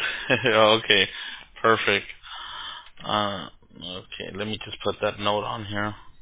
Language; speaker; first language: English; early bilingual, other home language; Spanish